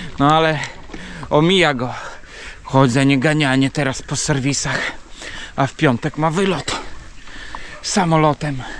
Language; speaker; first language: Polish; native; Polish